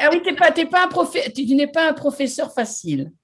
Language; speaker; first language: French; native; French